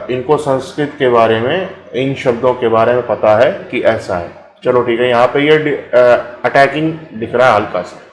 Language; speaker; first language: Hindi; native; Hindi